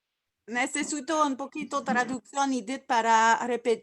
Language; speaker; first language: Spanish; non-native, learner; English